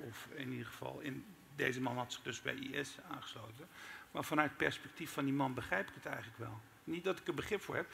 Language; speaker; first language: Dutch; early bilingual, other home language; Turkish